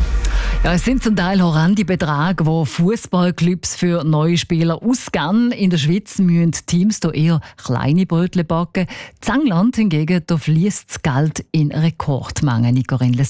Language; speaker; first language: German; native; German